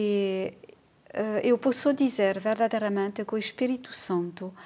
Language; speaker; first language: Portuguese; non-native, fluent; French